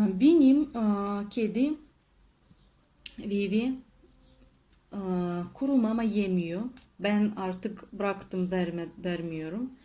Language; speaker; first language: Turkish; non-native, learner; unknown